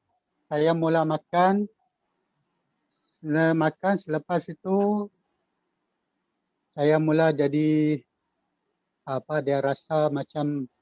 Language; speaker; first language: Malay; native; Malay